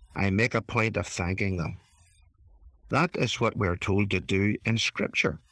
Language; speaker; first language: English; native; English